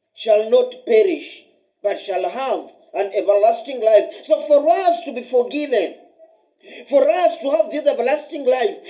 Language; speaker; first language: English; non-native, local second language; Swahili